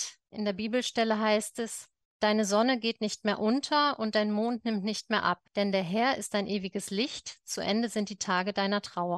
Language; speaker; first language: German; native; German